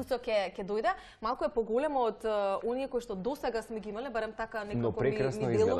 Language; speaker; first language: Macedonian; native; Macedonian